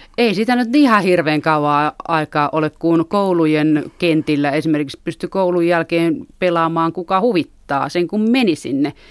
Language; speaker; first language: Finnish; native; Finnish